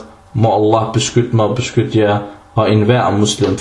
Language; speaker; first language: Danish; early bilingual, other home language; Arabic